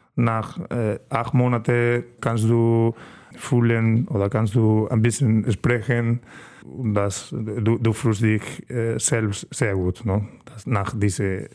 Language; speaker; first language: German; non-native, learner; Spanish